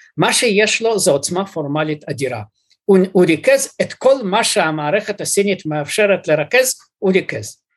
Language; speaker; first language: Hebrew; early bilingual, other home language; Russian